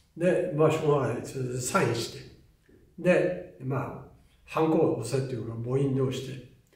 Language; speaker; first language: Japanese; native; Japanese